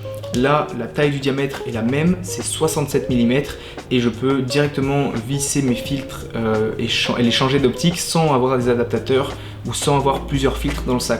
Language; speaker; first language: French; native; French